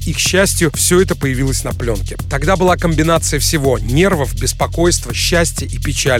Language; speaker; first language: Russian; native; Russian